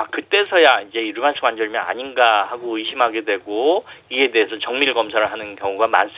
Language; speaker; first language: Korean; native; Korean